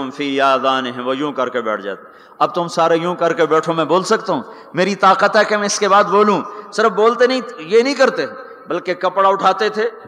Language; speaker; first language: Urdu; non-native, local second language; Punjabi